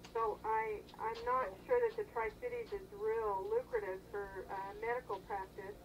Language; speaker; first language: English; native; English